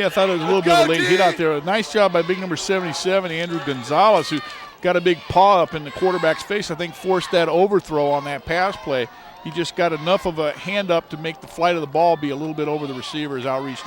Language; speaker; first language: English; native; English